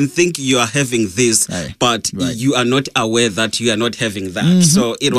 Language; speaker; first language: English; non-native, local second language; Zulu